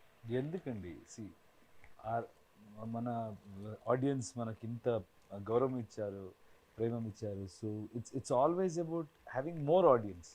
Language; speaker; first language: Telugu; non-native, fluent; Kannada